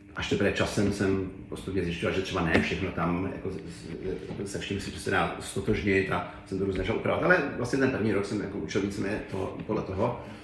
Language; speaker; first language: Czech; native; Czech